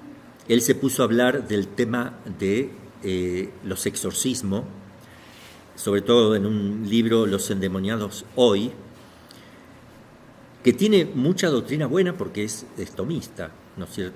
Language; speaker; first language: Spanish; native; Spanish